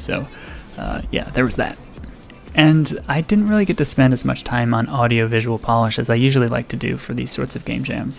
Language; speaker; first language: English; native; English